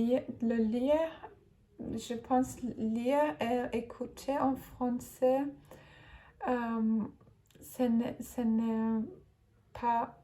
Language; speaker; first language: French; non-native, learner; Turkish